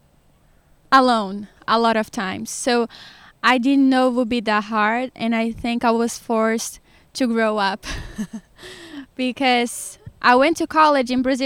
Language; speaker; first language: English; non-native, fluent; Portuguese